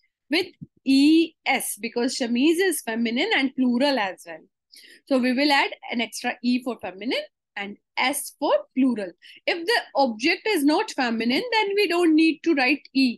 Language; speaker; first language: English; non-native, local second language; Hindi